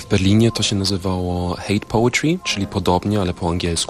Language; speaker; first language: Polish; non-native, fluent; German